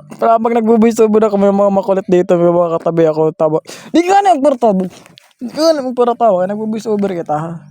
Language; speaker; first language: Filipino; non-native, local second language; Masbatenyo